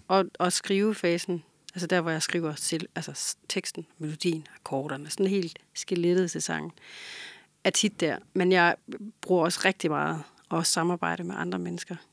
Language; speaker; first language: Danish; native; Danish